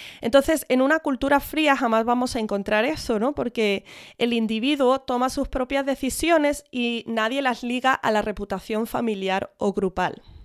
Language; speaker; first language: Spanish; early bilingual, other home language; English